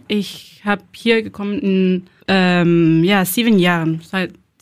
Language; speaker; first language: German; non-native, learner; Spanish